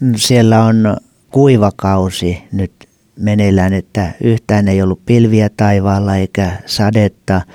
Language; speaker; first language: Finnish; native; Finnish